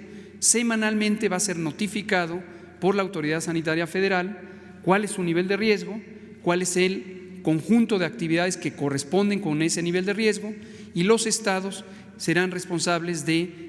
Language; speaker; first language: Spanish; native; Spanish